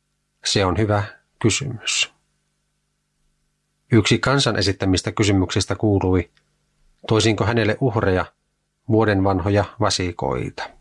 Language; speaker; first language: Finnish; native; Finnish